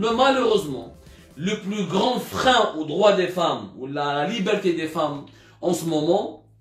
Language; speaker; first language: French; non-native, local second language; Arabic